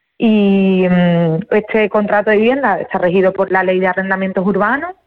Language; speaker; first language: Spanish; native; Spanish